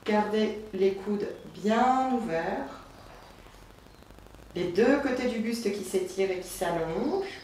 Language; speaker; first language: French; native; French